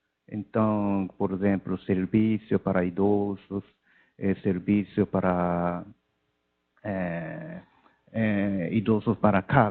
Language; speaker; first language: Portuguese; non-native, learner; Japanese